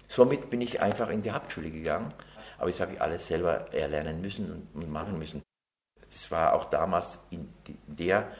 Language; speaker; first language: German; early bilingual, other home language; Turkish